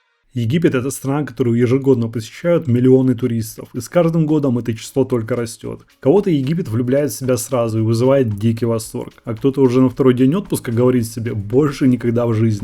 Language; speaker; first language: Russian; native; Russian